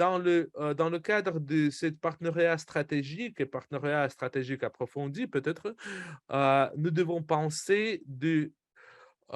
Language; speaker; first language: French; non-native, fluent; Russian